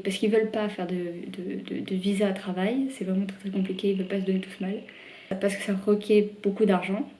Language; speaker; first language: French; native; French